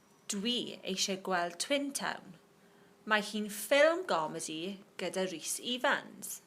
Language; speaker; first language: Welsh; non-native, local second language; English